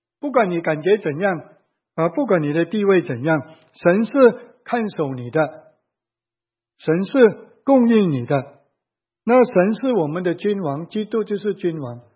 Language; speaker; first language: Chinese; native; Chinese